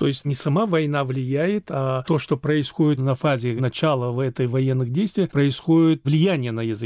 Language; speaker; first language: Russian; non-native, local second language; Chechen